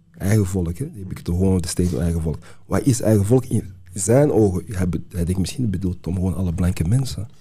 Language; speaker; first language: Dutch; early bilingual, other home language; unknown